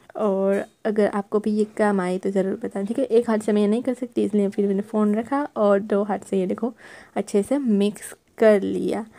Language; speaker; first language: Hindi; non-native, local second language; Gujarati